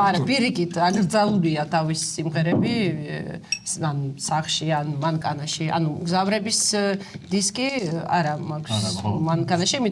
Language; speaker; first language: Georgian; non-native, fluent; Russian